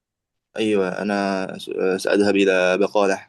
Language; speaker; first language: Arabic; non-native, learner; Indonesian